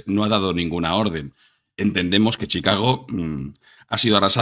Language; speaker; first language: Spanish; native; Spanish